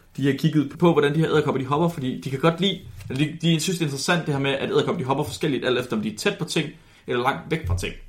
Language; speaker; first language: Danish; native; Danish